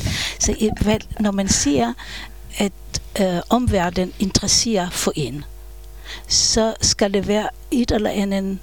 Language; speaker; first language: Danish; non-native, fluent; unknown